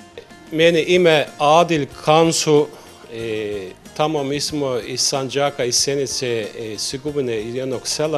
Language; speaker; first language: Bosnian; early bilingual, heritage; Bosnian